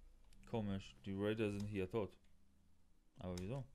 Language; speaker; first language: German; non-native, learner; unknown